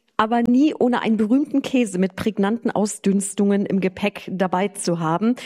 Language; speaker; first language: German; native; German